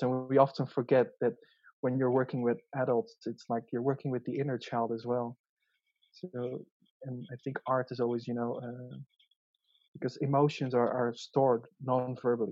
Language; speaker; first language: English; non-native, local second language; Dutch